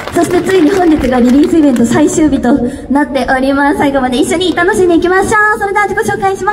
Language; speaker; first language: Japanese; native; Japanese